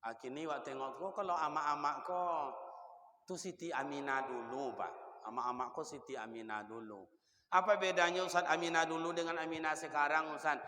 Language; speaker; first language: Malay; non-native, local second language; Minangkabau